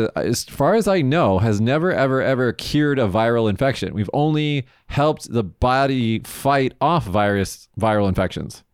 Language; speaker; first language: English; native; English